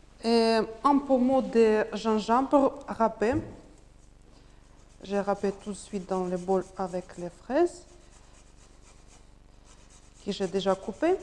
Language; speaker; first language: French; non-native, learner; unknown